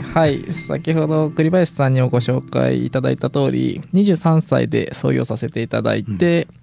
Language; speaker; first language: Japanese; native; Japanese